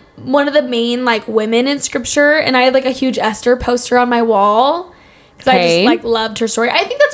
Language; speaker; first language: English; native; English